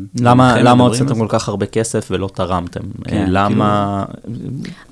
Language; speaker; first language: Hebrew; native; Hebrew